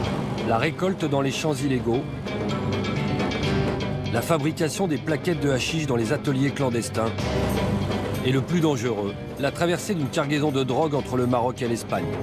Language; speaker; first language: French; native; French